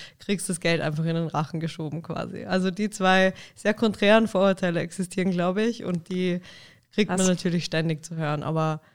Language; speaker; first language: German; native; German